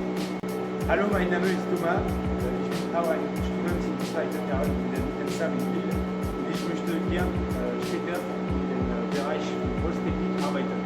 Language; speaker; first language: German; non-native, fluent; French